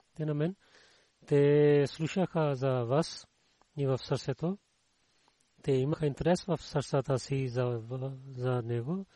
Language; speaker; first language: Bulgarian; non-native, learner; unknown